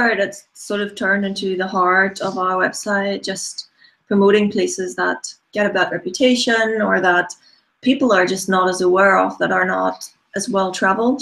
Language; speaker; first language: English; non-native, fluent; German